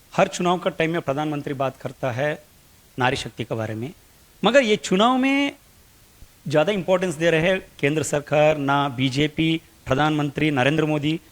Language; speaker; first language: Hindi; non-native, local second language; Kannada